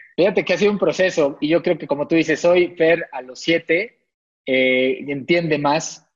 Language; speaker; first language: Spanish; native; Spanish